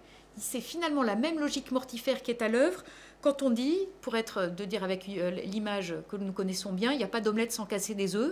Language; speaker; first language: French; native; French